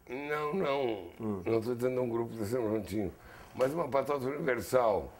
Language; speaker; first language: Portuguese; native; Portuguese